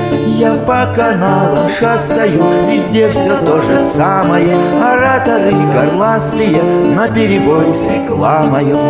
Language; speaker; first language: Russian; native; Russian